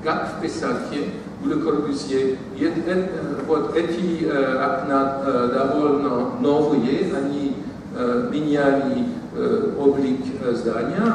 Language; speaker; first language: Russian; non-native, fluent; French